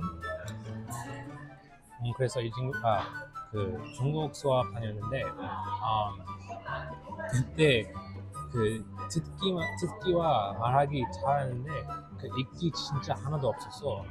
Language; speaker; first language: Korean; non-native, fluent; English